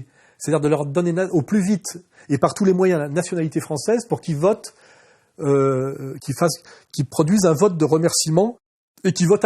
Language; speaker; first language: French; native; French